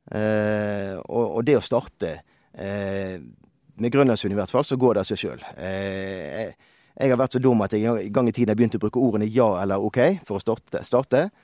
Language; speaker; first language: Norwegian; native; Norwegian